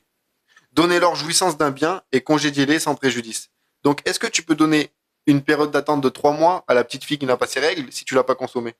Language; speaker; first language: French; native; French